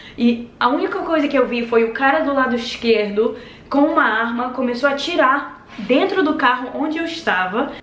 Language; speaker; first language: Portuguese; early bilingual, other home language; English